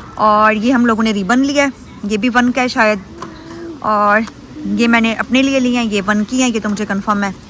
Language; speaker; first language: Urdu; native; Urdu